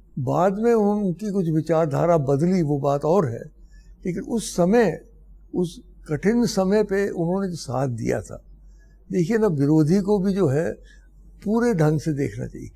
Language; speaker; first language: Hindi; non-native, local second language; Dogri